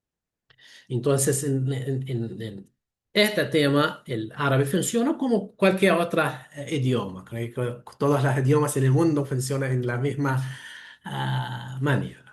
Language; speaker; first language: Spanish; non-native, fluent; Arabic